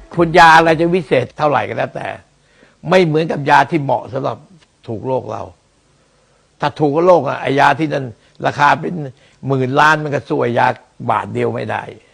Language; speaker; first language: Thai; early bilingual, other home language; Min Nan Chinese